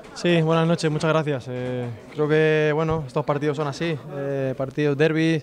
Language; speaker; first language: Spanish; native; Spanish